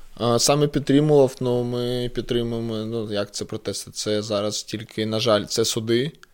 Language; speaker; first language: Ukrainian; non-native, local second language; Russian